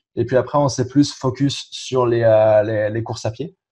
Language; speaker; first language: French; native; French